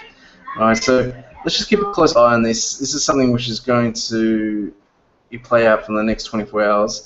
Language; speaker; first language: English; native; English